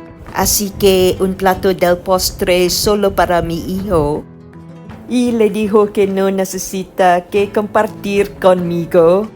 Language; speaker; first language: Spanish; non-native, learner; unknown